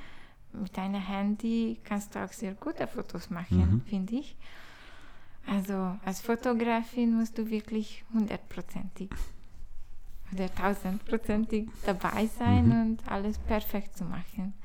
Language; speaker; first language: German; non-native, learner; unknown